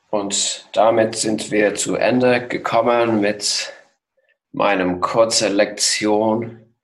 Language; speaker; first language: German; non-native, fluent; English